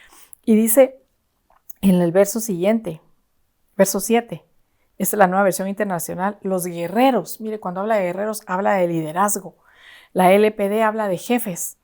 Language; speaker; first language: Spanish; native; Spanish